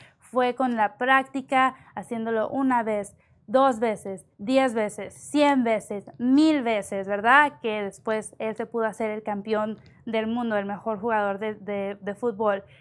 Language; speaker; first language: Spanish; early bilingual, heritage; Spanish